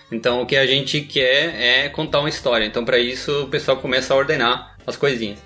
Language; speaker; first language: Portuguese; non-native, fluent; Spanish